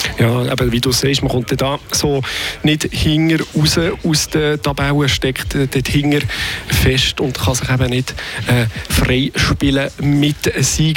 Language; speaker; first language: German; native; German